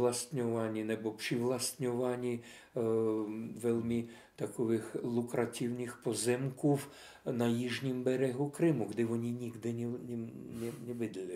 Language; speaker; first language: Czech; non-native, fluent; Russian